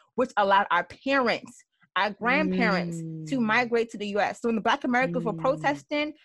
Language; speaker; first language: English; early bilingual, other home language; Yoruba